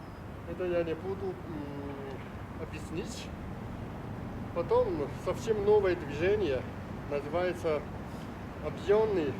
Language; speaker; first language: Russian; non-native, learner; Chinese